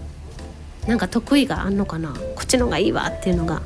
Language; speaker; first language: Japanese; native; Japanese